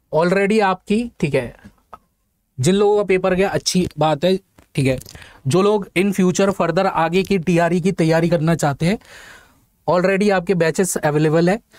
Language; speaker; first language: Hindi; native; Hindi